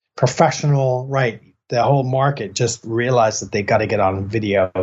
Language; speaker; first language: English; native; English